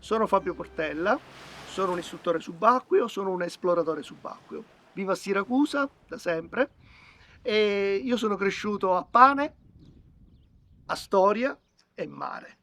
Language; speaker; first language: Italian; native; Italian